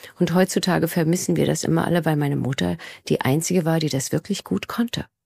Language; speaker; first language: German; native; German